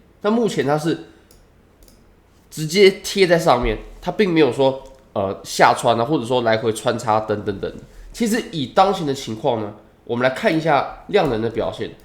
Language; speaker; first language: Chinese; native; Chinese